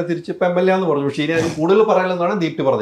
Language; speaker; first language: Malayalam; native; Malayalam